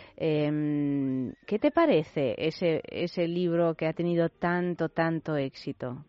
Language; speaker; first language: Spanish; native; Spanish